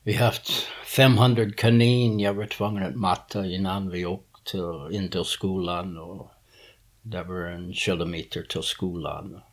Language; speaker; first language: Swedish; early bilingual, other home language; English